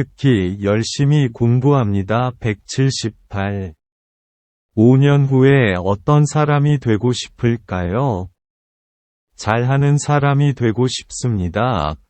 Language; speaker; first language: Korean; non-native, learner; Vietnamese